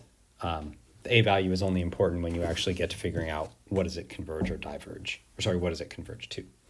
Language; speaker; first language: English; native; English